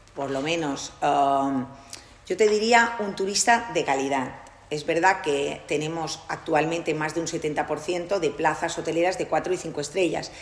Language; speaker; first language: Spanish; non-native, local second language; Catalan